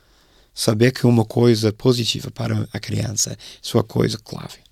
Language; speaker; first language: Portuguese; non-native, fluent; English